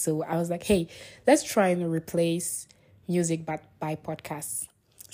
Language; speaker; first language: English; non-native, fluent; French